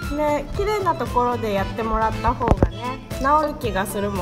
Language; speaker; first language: Japanese; native; Japanese